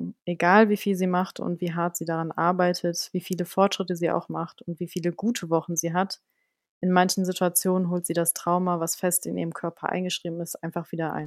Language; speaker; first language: German; native; German